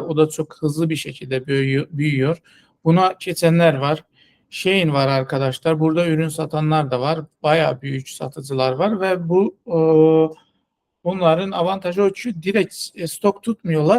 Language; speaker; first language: Turkish; non-native, fluent; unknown